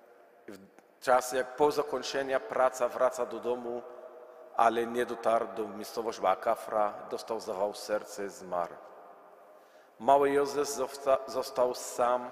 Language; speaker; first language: Polish; non-native, learner; Arabic